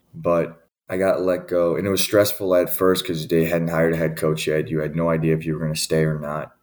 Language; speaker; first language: English; native; English